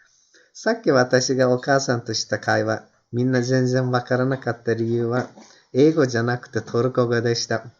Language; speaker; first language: Japanese; non-native, fluent; Turkish